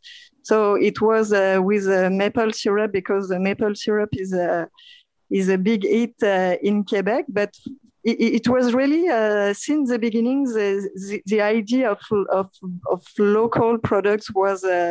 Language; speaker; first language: English; non-native, learner; French